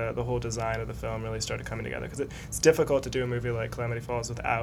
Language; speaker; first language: English; native; English